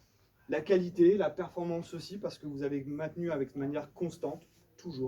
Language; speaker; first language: French; native; French